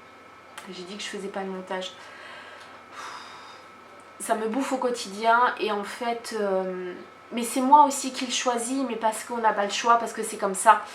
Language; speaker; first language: French; native; French